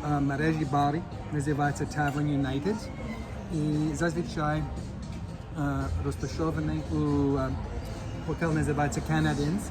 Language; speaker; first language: Ukrainian; non-native, learner; English